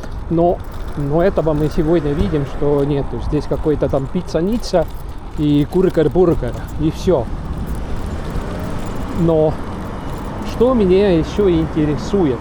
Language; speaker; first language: Russian; non-native, local second language; Estonian